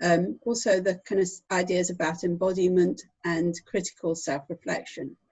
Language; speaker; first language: English; native; English